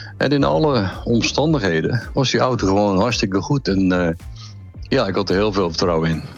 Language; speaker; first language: Dutch; native; Dutch